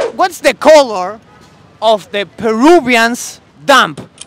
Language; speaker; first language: English; non-native, fluent; Spanish